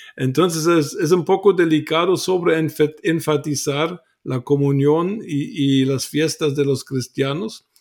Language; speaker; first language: Spanish; non-native, fluent; German